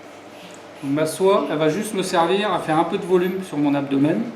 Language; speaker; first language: French; native; French